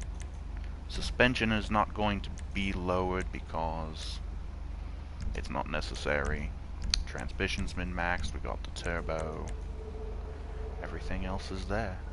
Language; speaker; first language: English; native; English